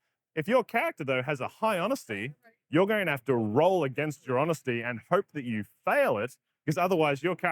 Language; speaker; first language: English; native; English